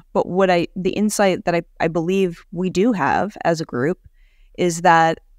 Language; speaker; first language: English; native; English